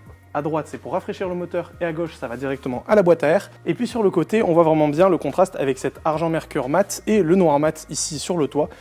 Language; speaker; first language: French; native; French